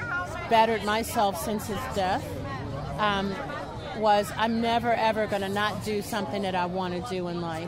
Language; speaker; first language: English; native; English